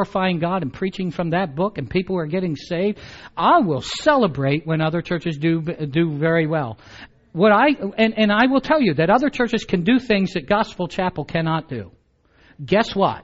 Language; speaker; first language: English; native; English